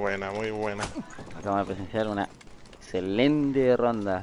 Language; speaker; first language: Spanish; native; Spanish